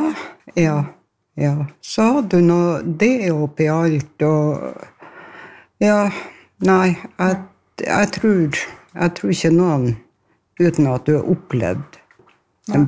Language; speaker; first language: Norwegian; native; Norwegian